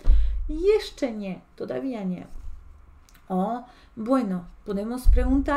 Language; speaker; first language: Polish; non-native, fluent; Spanish